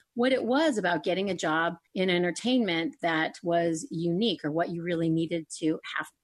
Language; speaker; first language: English; native; English